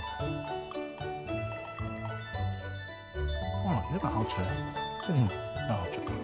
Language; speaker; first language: Chinese; non-native, learner; Italian